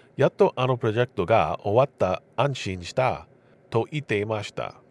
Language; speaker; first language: Japanese; non-native, learner; English